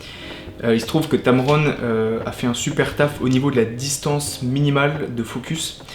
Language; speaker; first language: French; native; French